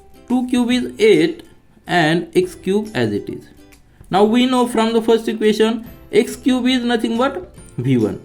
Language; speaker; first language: English; non-native, local second language; Marathi